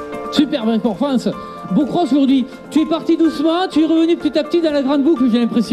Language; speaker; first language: French; native; French